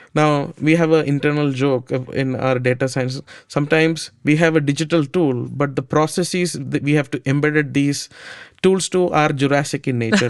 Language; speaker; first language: English; non-native, local second language; Malayalam